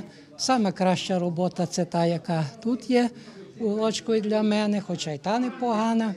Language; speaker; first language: Ukrainian; native; Ukrainian